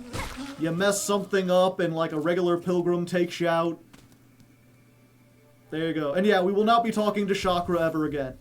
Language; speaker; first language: English; native; English